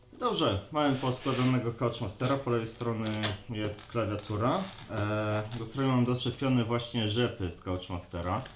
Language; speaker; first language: Polish; native; Polish